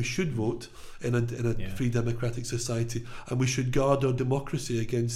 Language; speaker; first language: English; native; English